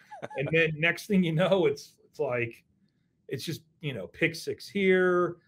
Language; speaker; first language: English; native; English